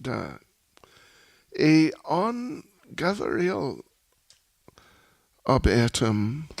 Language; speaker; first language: Russian; non-native, learner; English